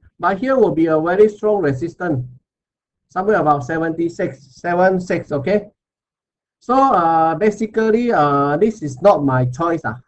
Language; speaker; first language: English; non-native, local second language; Chinese